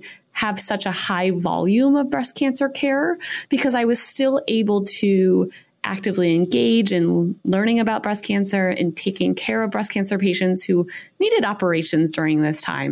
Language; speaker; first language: English; native; English